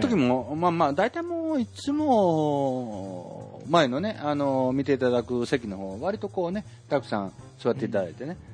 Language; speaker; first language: Japanese; native; Japanese